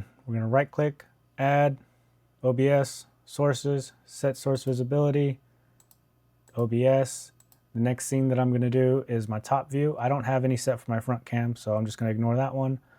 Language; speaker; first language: English; native; English